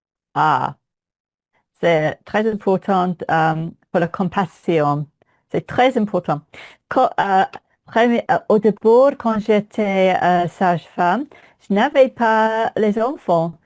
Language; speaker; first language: French; non-native, learner; English